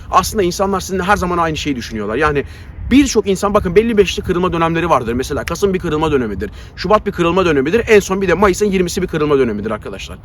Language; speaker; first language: Turkish; native; Turkish